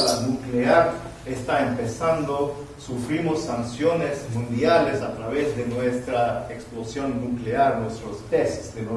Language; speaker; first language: Spanish; non-native, fluent; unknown